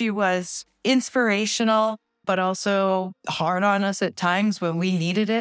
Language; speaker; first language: English; native; English